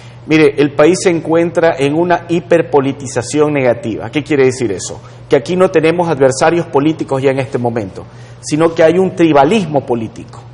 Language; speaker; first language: Spanish; native; Spanish